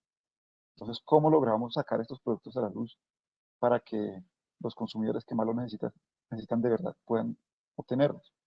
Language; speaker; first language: Spanish; native; Spanish